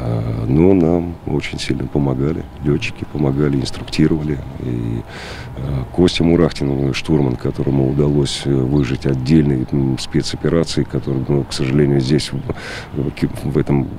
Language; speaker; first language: Russian; native; Russian